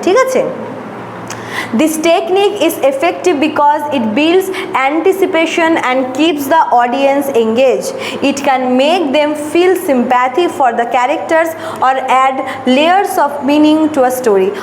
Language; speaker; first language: English; non-native, local second language; Bangla